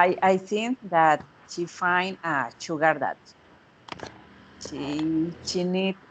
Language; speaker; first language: English; non-native, learner; Spanish